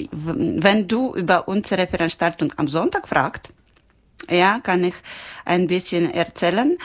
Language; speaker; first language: German; non-native, learner; Ukrainian